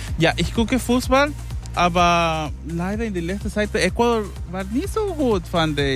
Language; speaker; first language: German; non-native, learner; Spanish